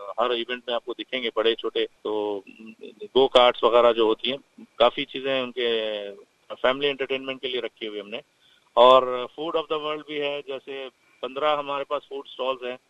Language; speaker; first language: Urdu; native; Urdu